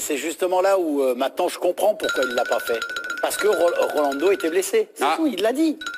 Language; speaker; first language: French; native; French